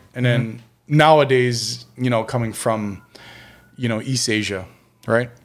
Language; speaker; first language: English; early bilingual, other home language; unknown